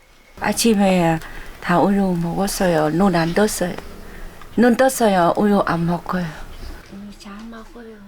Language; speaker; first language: Korean; non-native, learner; Vietnamese